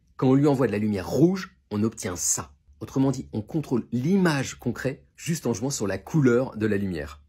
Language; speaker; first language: French; native; French